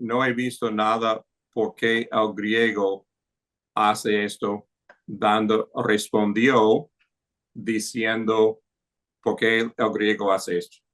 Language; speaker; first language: Spanish; non-native, fluent; English